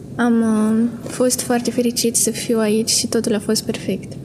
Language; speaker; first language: Romanian; native; Romanian